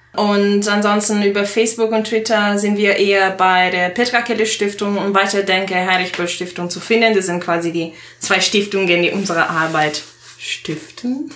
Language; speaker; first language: German; non-native, fluent; Italian